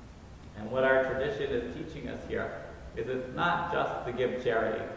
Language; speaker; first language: English; native; English